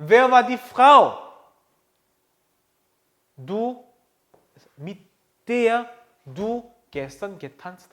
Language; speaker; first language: German; non-native, fluent; Korean